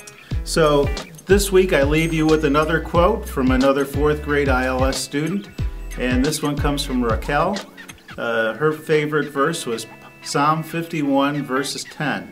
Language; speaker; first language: English; native; English